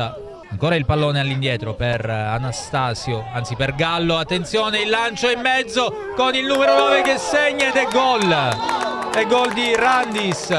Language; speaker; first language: Italian; native; Italian